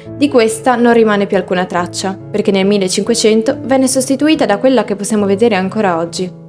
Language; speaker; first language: Italian; native; Italian